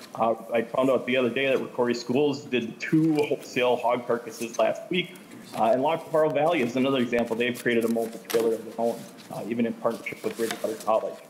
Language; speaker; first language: English; native; English